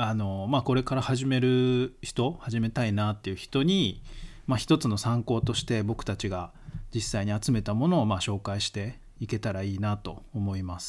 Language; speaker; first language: Japanese; native; Japanese